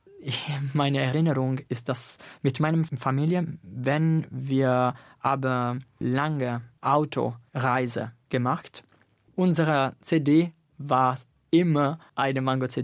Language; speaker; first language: German; non-native, learner; Italian